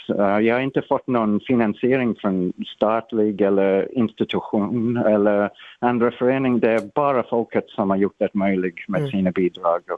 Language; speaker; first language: Swedish; non-native, fluent; English